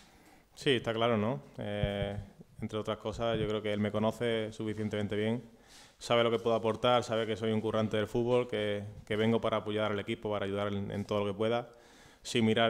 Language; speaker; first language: Spanish; native; Spanish